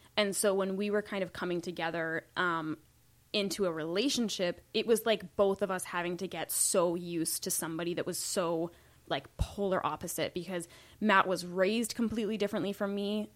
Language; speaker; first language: English; native; English